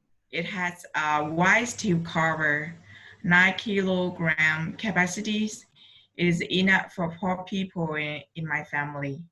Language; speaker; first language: English; non-native, learner; Vietnamese